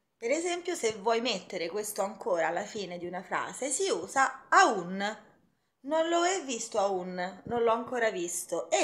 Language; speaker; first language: Italian; native; Italian